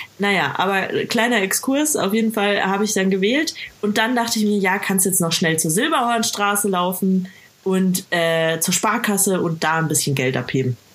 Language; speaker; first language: German; native; German